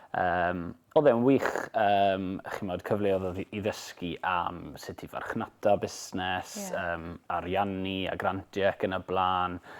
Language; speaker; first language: Welsh; native; Welsh